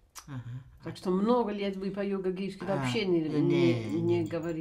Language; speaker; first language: Russian; non-native, fluent; Dutch